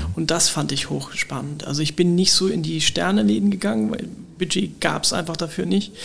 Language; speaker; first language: German; native; German